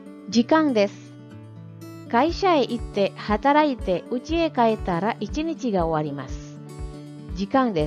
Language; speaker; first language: Japanese; non-native, fluent; Indonesian